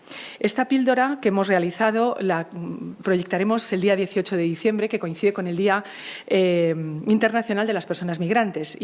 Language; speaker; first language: Spanish; native; Spanish